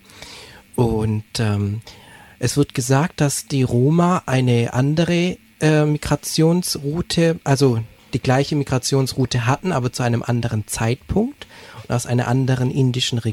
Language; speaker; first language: German; native; German